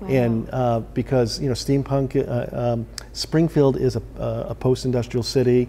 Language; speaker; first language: English; native; English